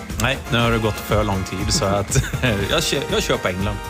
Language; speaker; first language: Swedish; native; Swedish